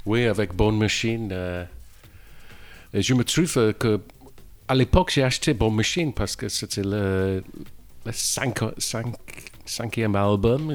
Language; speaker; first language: French; non-native, learner; English